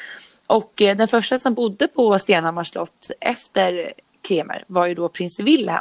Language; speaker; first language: Swedish; native; Swedish